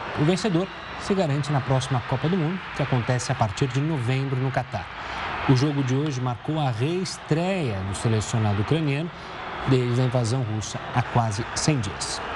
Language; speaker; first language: Portuguese; native; Portuguese